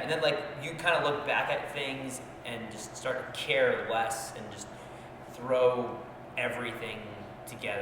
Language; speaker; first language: English; native; English